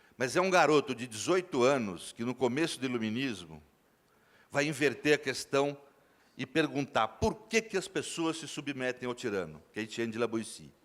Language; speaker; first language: Portuguese; native; Portuguese